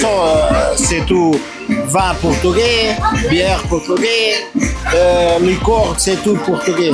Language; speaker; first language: French; non-native, learner; Portuguese